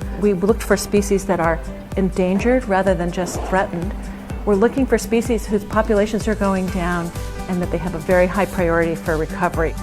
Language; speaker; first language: English; native; English